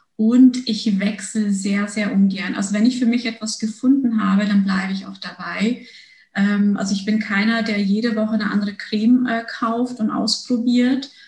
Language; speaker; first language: German; early bilingual, other home language; Turkish